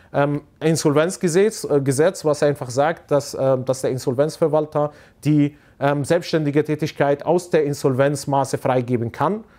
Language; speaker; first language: German; non-native, fluent; Arabic